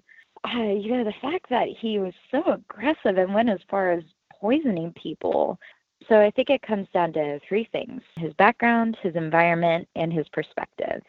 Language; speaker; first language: English; native; English